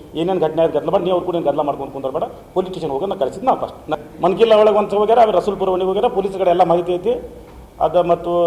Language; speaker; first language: Kannada; non-native, local second language; Urdu